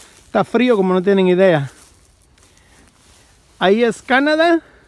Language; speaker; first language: Spanish; native; Spanish